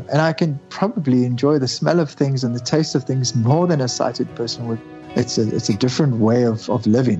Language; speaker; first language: English; native; English